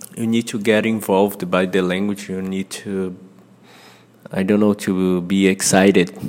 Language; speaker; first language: English; non-native, fluent; Portuguese